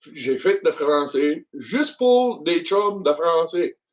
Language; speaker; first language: French; non-native, learner; English